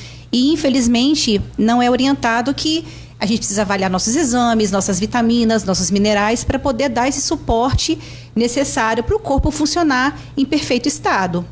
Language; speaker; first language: Portuguese; native; Portuguese